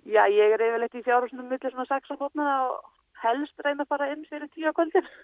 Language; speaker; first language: Icelandic; native; Icelandic